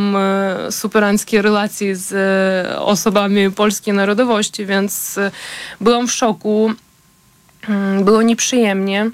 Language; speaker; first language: Polish; non-native, fluent; Ukrainian